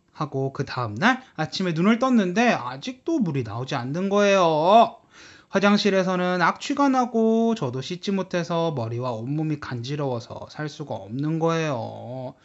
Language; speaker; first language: Korean; native; Korean